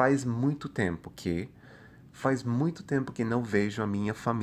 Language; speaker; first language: Portuguese; non-native, fluent; English